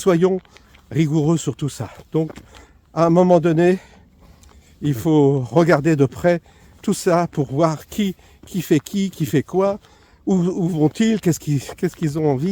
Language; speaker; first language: French; native; French